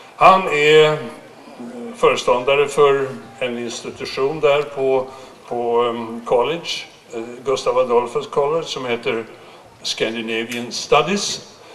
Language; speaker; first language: Swedish; native; Swedish